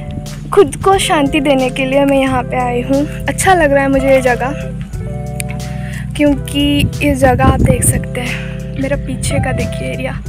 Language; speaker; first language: Hindi; native; Hindi